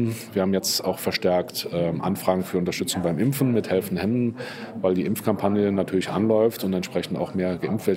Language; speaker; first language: German; native; German